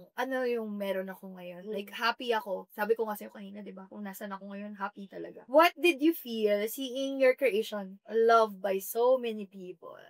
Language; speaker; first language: Filipino; native; Filipino